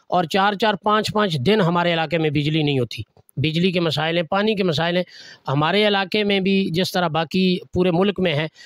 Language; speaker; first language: Urdu; non-native, local second language; Northern Hindko